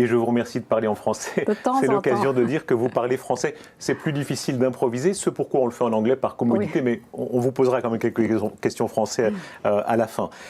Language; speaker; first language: French; native; French